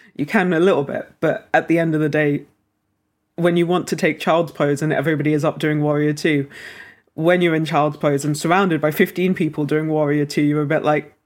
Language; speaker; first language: English; native; English